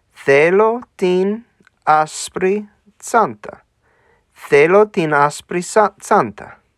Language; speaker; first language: Greek; non-native, learner; English